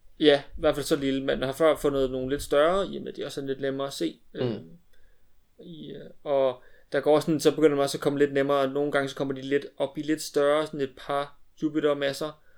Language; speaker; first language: Danish; native; Danish